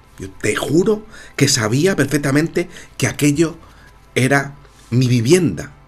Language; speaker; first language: Spanish; native; Spanish